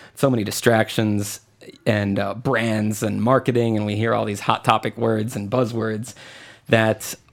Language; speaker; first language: English; non-native, fluent; Spanish